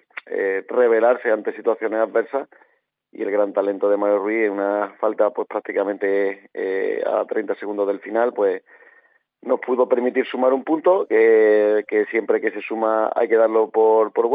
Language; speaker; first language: Spanish; native; Spanish